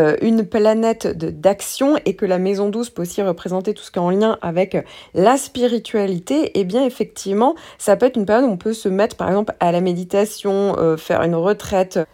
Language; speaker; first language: French; native; French